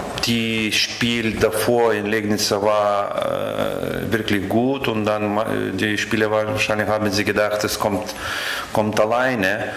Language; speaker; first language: German; non-native, learner; Lithuanian